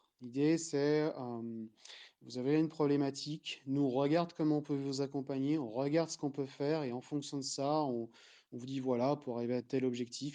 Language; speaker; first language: French; native; French